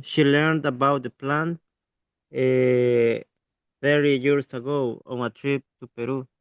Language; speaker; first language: English; non-native, learner; Spanish